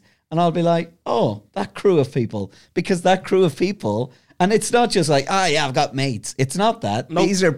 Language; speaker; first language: English; native; English